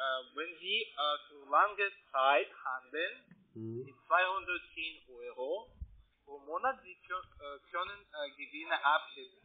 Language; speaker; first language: German; non-native, learner; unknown